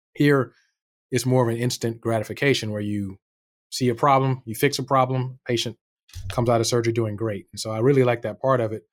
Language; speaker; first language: English; native; English